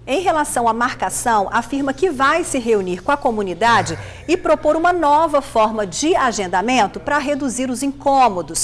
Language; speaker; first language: Portuguese; native; Portuguese